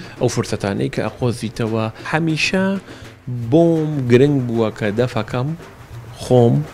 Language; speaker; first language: Central Kurdish; early bilingual, heritage; Central Kurdish